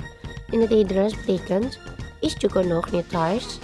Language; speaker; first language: Dutch; non-native, learner; Indonesian